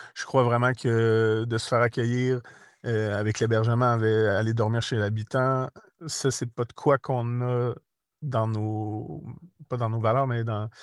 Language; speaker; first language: French; native; French